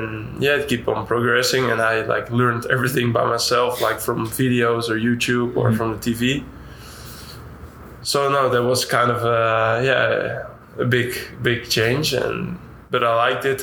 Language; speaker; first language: English; non-native, fluent; Dutch